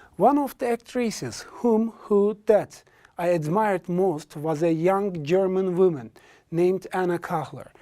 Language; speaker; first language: English; non-native, fluent; Turkish